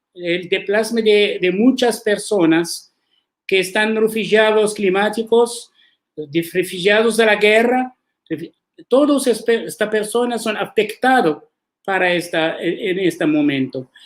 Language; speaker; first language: Spanish; non-native, learner; Arabic